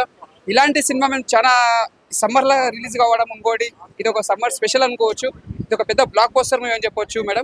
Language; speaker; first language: Telugu; native; Telugu